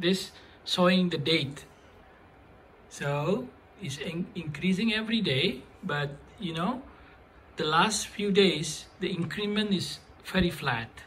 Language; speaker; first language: English; non-native, fluent; Indonesian